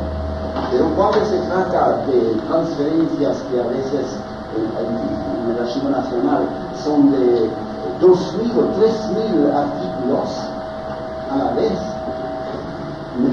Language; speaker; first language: Spanish; non-native, fluent; French